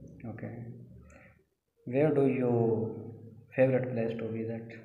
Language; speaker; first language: English; non-native, learner; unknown